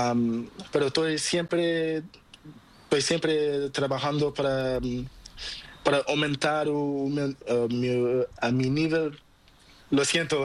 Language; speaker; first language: Spanish; non-native, learner; Portuguese